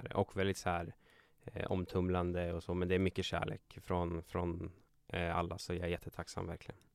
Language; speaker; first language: Swedish; native; Swedish